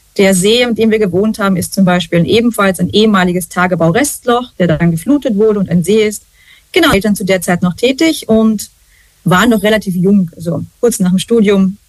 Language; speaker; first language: German; native; German